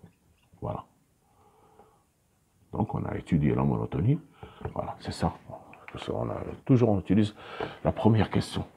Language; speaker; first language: French; non-native, local second language; Arabic